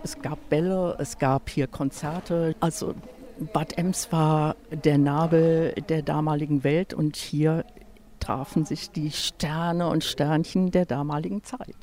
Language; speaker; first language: German; native; German